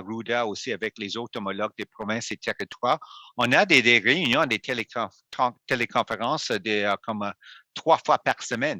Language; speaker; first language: French; non-native, local second language; English